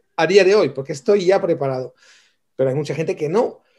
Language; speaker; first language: Spanish; non-native, fluent; French